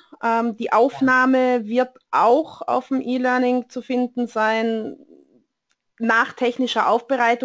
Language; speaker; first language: German; native; German